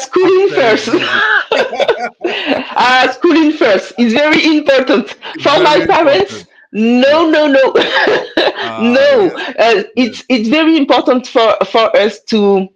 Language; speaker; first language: English; non-native, learner; French